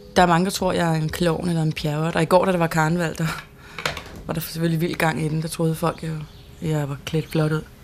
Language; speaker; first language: Danish; native; Danish